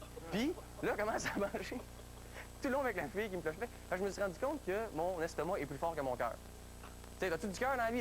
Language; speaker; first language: French; native; French